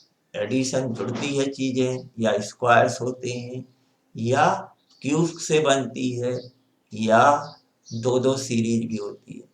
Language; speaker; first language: Hindi; native; Hindi